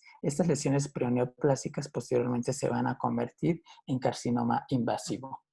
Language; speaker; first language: Spanish; native; Spanish